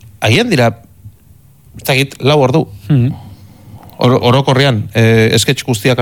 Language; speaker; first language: Basque; native; Basque